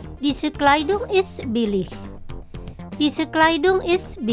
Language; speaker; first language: German; non-native, learner; Indonesian